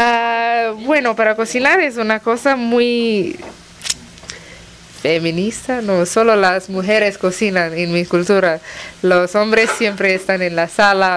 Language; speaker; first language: Spanish; non-native, learner; Tamil